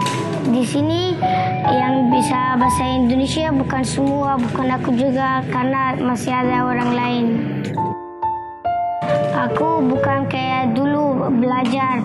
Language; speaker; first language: Indonesian; early bilingual, other home language; Persian